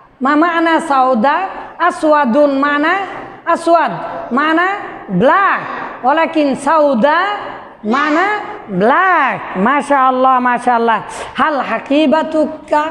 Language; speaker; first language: Arabic; non-native, fluent; Bangla